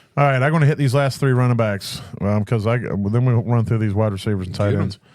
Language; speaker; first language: English; native; English